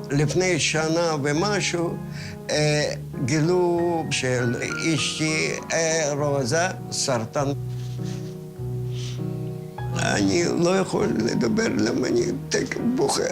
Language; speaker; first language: Hebrew; non-native, fluent; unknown